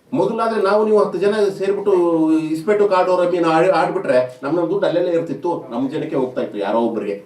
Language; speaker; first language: Kannada; native; Kannada